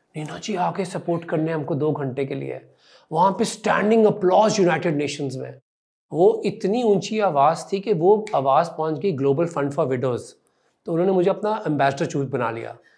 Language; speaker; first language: Hindi; non-native, local second language; Punjabi